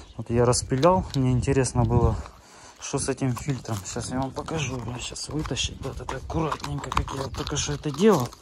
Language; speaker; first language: Russian; native; Russian